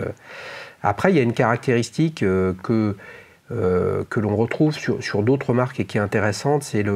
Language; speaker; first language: French; native; French